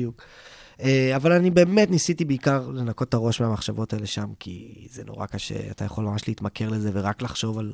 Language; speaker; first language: Hebrew; native; Hebrew